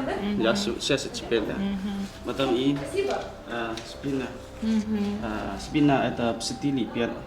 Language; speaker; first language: Russian; non-native, learner; Chinese